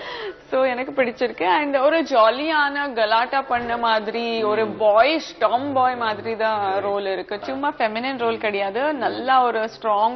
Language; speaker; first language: Tamil; non-native, fluent; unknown